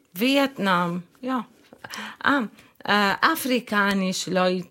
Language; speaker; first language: German; non-native, learner; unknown